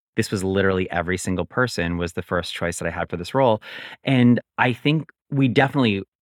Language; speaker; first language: English; native; English